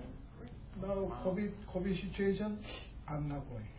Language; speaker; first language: English; non-native, learner; Korean